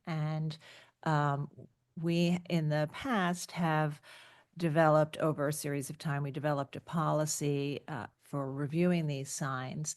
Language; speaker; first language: English; native; English